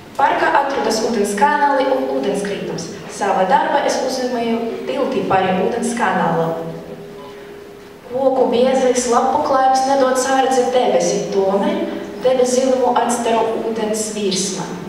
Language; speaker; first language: Latvian; non-native, local second language; Russian